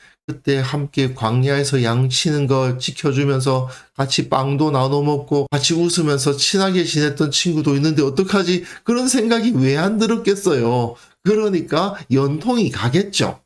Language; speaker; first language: Korean; native; Korean